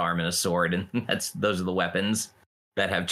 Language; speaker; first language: English; native; English